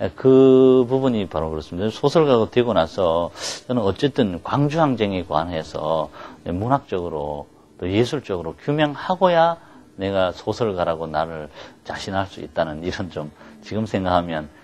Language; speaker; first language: Korean; native; Korean